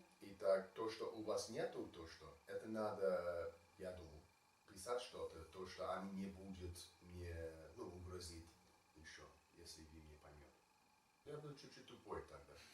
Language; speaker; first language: Russian; non-native, learner; English